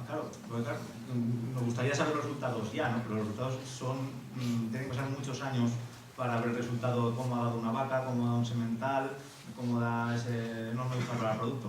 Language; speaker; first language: Spanish; native; Spanish